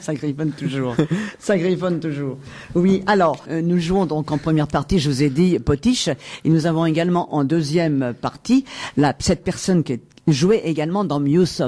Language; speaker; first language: French; native; French